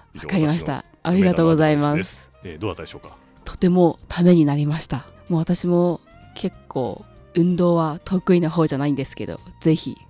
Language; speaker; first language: Japanese; native; Japanese